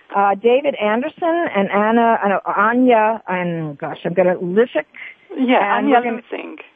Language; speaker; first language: English; native; English